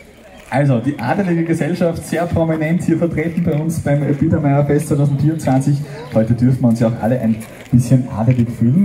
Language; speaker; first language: German; native; German